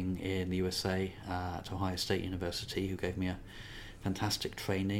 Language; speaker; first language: English; native; English